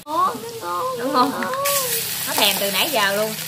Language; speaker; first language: Vietnamese; native; Vietnamese